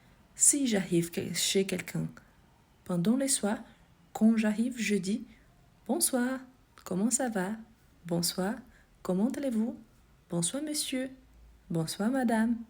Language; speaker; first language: French; non-native, fluent; Portuguese